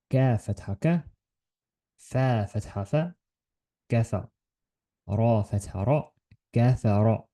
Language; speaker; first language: Arabic; non-native, learner; Estonian